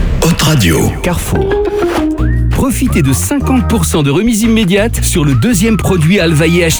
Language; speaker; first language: French; native; French